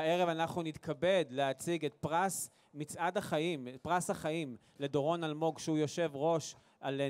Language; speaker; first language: Hebrew; native; Hebrew